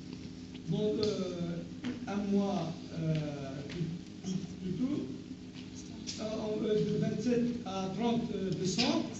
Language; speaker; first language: French; non-native, local second language; Arabic